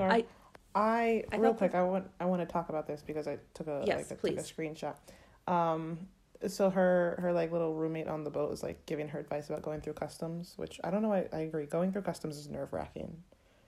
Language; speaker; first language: English; native; English